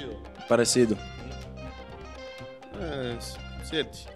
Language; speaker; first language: Portuguese; non-native, learner; Spanish